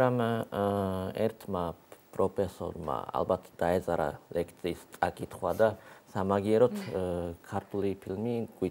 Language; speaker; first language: Georgian; non-native, fluent; Japanese